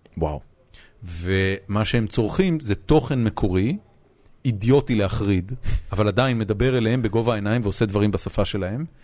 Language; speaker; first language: Hebrew; native; Hebrew